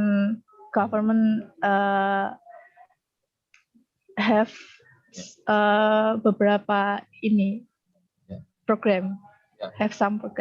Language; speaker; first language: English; non-native, learner; Indonesian